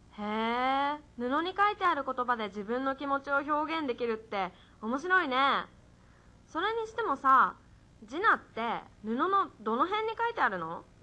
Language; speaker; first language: Japanese; native; Japanese